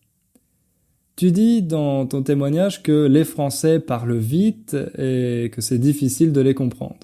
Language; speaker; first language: French; native; French